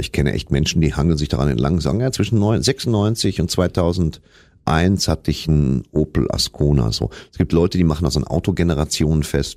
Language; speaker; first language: German; native; German